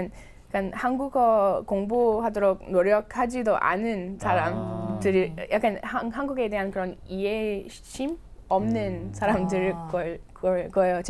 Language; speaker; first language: Korean; non-native, fluent; English